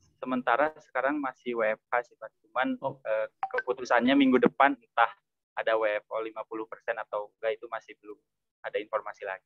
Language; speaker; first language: Indonesian; native; Indonesian